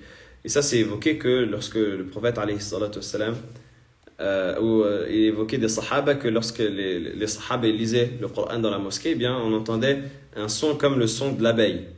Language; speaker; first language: French; native; French